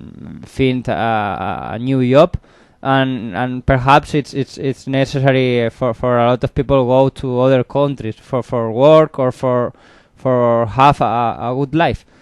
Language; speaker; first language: English; non-native, learner; Spanish